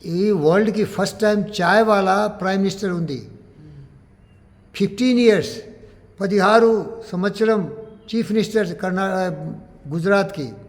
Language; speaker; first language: Telugu; non-native, learner; Hindi